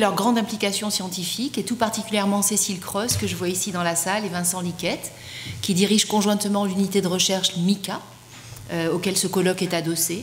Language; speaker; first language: French; native; French